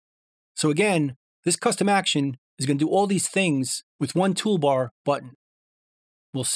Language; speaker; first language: English; native; English